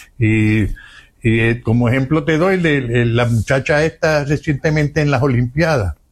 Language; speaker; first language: Spanish; native; Spanish